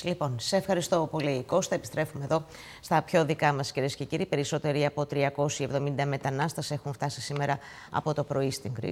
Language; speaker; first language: Greek; native; Greek